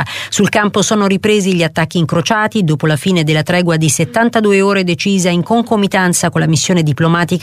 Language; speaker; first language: Italian; native; Italian